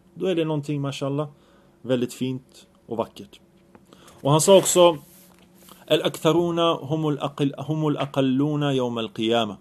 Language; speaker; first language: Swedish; early bilingual, other home language; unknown